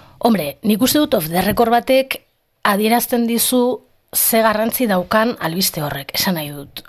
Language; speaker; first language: Basque; non-native, local second language; Spanish